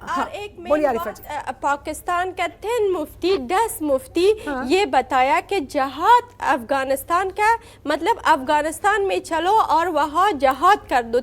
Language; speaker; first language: Hindi; non-native, learner; Persian